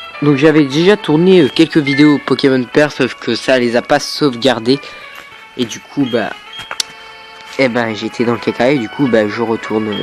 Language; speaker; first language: French; native; French